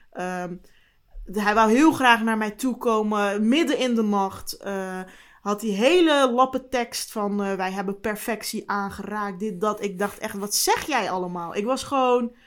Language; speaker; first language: Dutch; early bilingual, other home language; Turkish